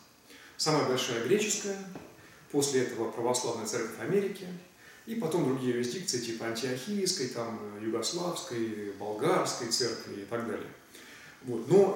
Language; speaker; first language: Russian; native; Russian